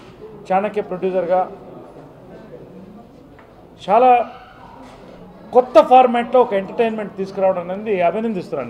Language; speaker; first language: Telugu; native; Telugu